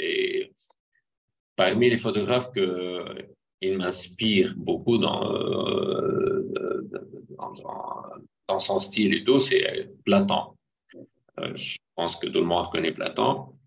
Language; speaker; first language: French; non-native, fluent; Arabic